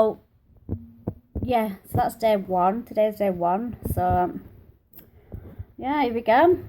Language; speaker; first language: English; native; English